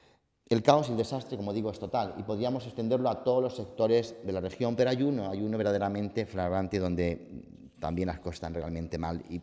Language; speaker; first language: Spanish; native; Spanish